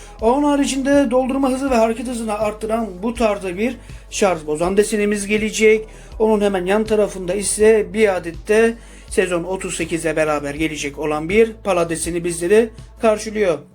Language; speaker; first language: Turkish; native; Turkish